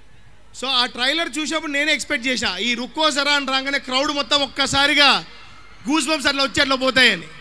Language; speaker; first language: Telugu; native; Telugu